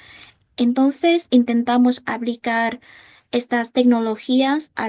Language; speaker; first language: Spanish; non-native, fluent; Vietnamese